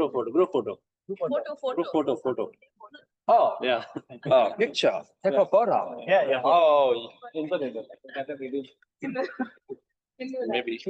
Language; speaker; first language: English; non-native, learner; Chinese